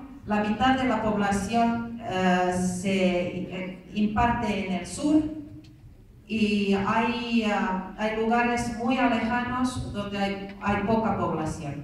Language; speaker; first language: Spanish; non-native, fluent; Finnish